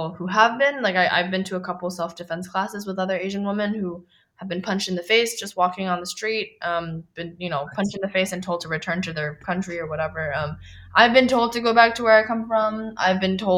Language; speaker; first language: English; non-native, local second language; Cantonese